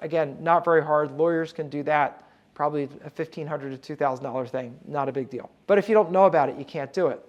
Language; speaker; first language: English; native; English